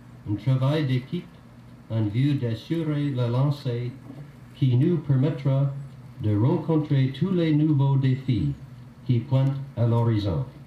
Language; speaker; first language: French; non-native, fluent; English